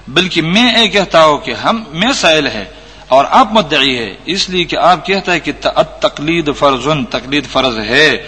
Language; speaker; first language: Urdu; non-native, local second language; Pashto